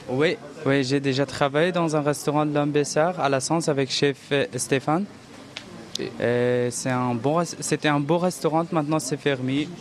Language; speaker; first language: French; non-native, learner; Persian